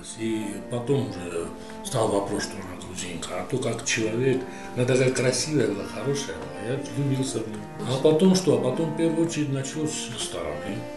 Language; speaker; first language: Russian; non-native, local second language; Azerbaijani